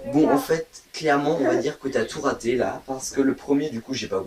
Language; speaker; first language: French; native; French